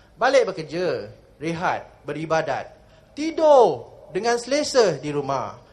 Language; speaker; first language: Malay; native; Malay